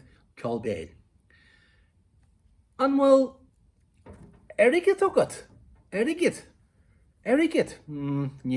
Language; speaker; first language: Irish; non-native, local second language; English